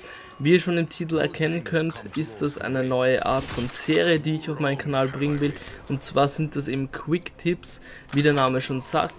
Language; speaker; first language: German; native; German